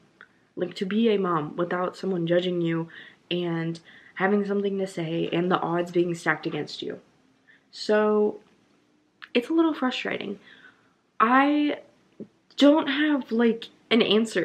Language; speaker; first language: English; native; English